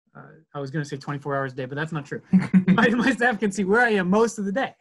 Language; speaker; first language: English; native; English